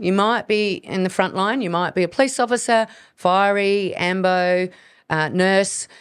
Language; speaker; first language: English; native; English